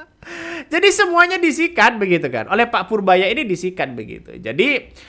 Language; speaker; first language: Indonesian; native; Indonesian